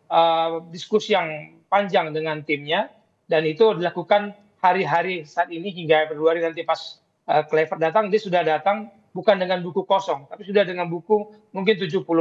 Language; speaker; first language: Indonesian; native; Indonesian